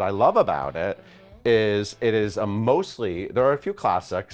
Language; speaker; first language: English; native; English